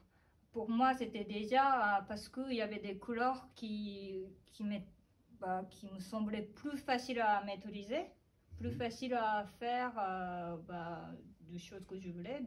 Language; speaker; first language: French; non-native, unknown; Japanese